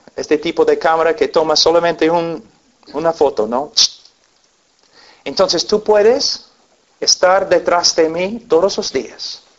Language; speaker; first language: Spanish; non-native, fluent; English